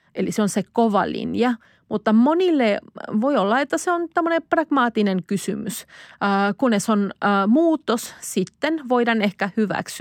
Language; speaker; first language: Finnish; non-native, fluent; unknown